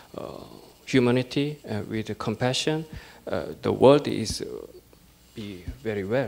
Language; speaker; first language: English; non-native, learner; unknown